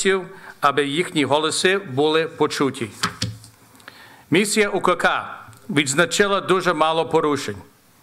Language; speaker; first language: Ukrainian; early bilingual, heritage; Ukrainian